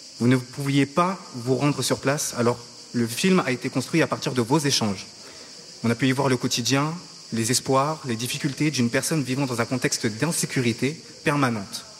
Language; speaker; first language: French; native; French